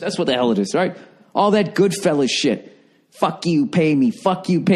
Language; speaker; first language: English; native; English